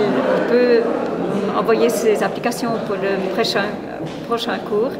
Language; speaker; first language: French; non-native, fluent; Spanish